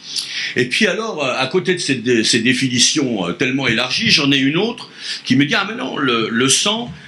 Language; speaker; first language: French; native; French